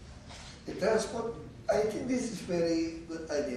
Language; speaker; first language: English; non-native, learner; Indonesian